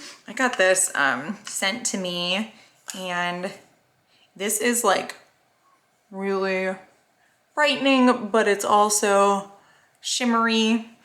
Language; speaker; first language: English; native; English